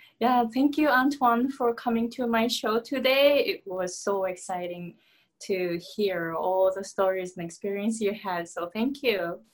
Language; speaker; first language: English; non-native, fluent; Japanese